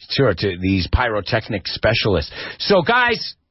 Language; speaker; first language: English; native; English